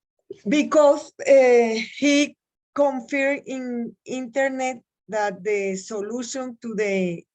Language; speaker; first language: English; non-native, learner; Spanish